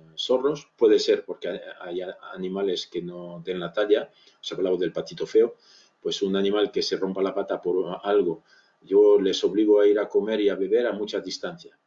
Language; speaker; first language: Spanish; early bilingual, other home language; French